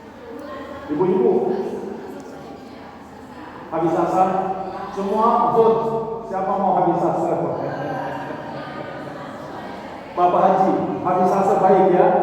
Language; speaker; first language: Indonesian; non-native, learner; Arabic